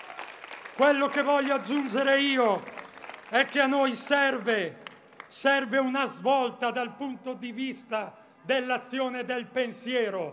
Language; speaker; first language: Italian; native; Italian